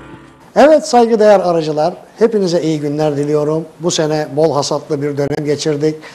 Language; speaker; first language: Turkish; native; Turkish